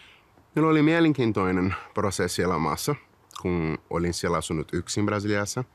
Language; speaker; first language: Finnish; non-native, fluent; Portuguese